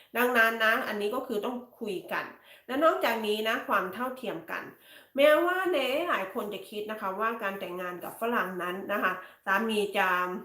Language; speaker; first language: Thai; native; Thai